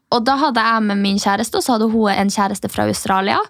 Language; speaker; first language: Norwegian; native; Norwegian